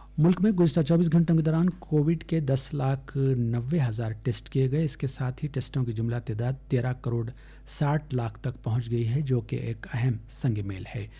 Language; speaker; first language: Urdu; native; Urdu